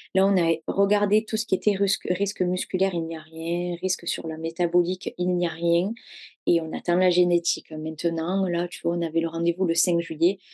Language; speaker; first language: French; native; French